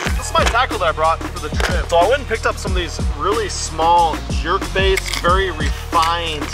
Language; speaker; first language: English; native; English